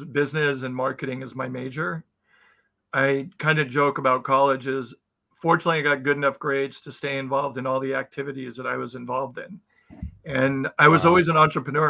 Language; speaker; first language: English; native; English